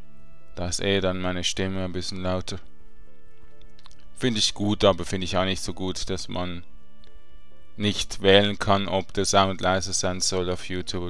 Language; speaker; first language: German; native; German